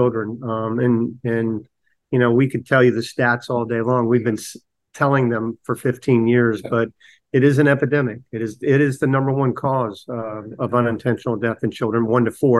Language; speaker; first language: English; native; English